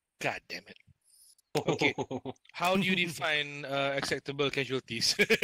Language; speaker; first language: English; non-native, local second language; Malay